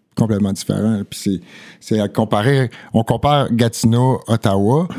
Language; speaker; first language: French; native; French